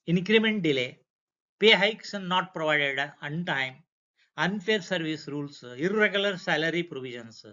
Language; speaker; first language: English; non-native, local second language; Kannada